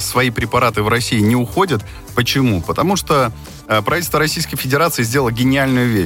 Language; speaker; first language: Russian; native; Russian